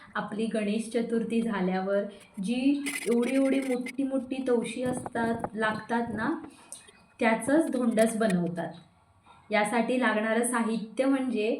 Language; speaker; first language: Marathi; non-native, local second language; Konkani